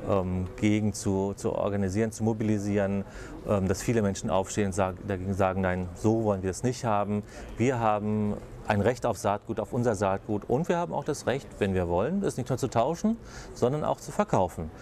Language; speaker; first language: German; native; German